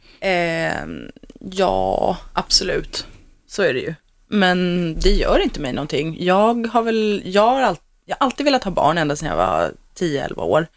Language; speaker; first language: Swedish; native; Swedish